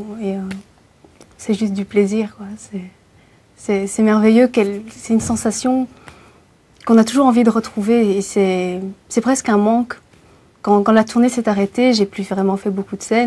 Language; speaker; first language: French; early bilingual, other home language; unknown